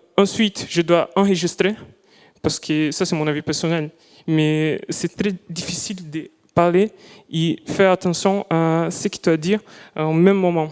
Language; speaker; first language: French; non-native, fluent; Portuguese